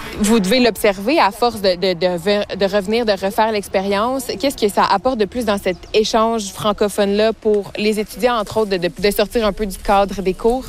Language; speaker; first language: French; native; French